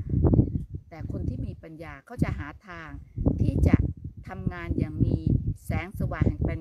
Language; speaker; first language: Thai; native; Thai